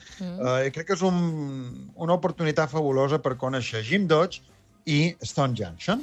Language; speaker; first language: Catalan; native; Catalan